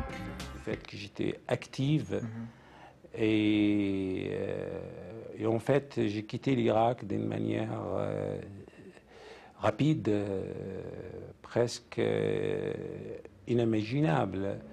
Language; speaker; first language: French; non-native, fluent; Arabic